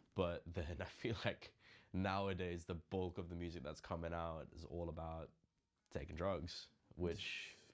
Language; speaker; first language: English; non-native, local second language; Filipino